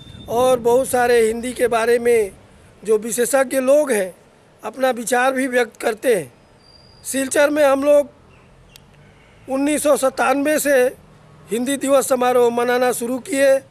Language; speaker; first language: Hindi; native; Hindi